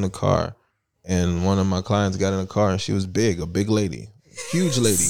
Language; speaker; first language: English; early bilingual, other home language; Italian